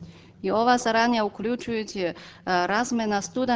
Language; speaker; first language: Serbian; non-native, fluent; Chinese